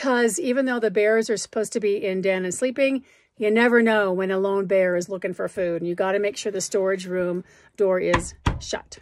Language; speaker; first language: English; native; English